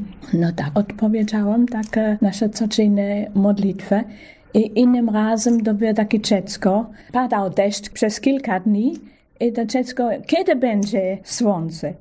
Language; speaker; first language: Polish; non-native, fluent; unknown